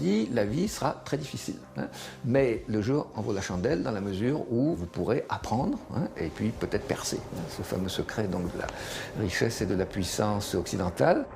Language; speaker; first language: French; native; French